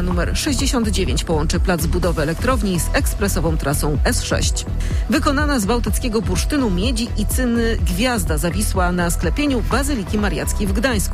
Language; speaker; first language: Polish; native; Polish